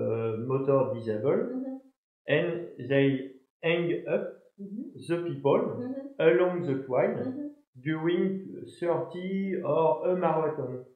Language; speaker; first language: English; non-native, learner; French